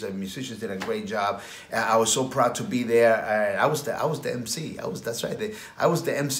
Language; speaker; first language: English; early bilingual, other home language; Spanish